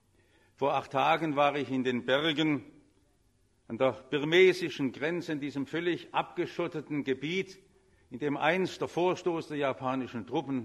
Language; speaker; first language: German; native; German